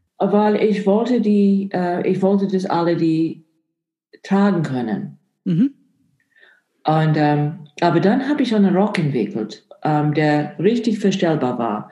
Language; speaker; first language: German; non-native, fluent; English